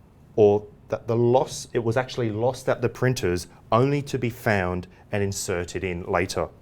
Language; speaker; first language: English; native; English